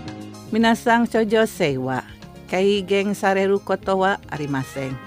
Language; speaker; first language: Japanese; non-native, fluent; Indonesian